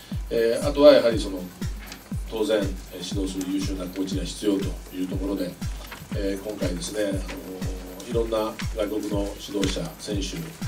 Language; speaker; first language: Japanese; native; Japanese